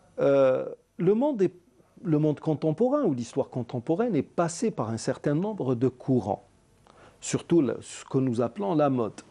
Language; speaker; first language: French; non-native, local second language; Arabic